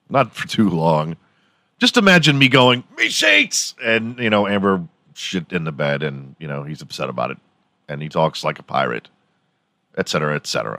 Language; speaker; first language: English; native; English